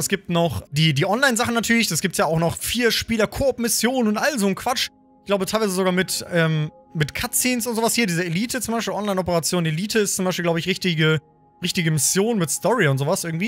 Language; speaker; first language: German; native; German